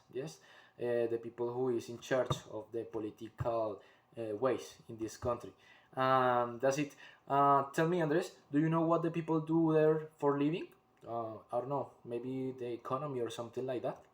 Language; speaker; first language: English; non-native, learner; Spanish